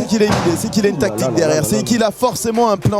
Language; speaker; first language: French; native; French